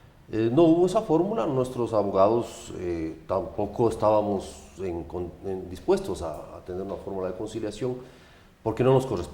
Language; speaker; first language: Spanish; native; Spanish